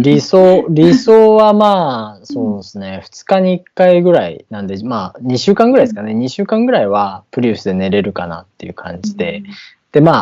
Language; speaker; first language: Japanese; native; Japanese